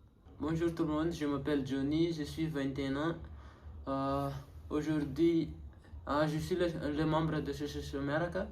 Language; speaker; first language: French; non-native, learner; Malagasy